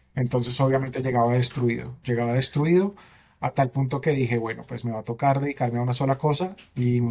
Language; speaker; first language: Spanish; native; Spanish